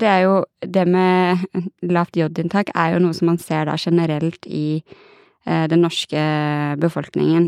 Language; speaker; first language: Norwegian; native; Norwegian